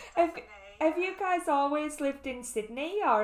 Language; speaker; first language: English; native; English